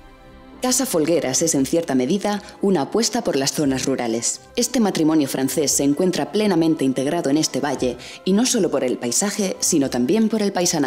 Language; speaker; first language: Spanish; native; Spanish